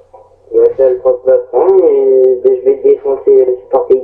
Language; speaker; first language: French; native; French